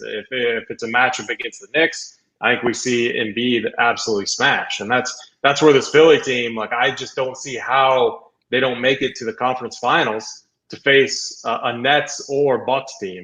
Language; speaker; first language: English; native; English